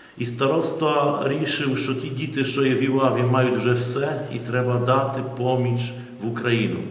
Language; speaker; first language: Ukrainian; native; Ukrainian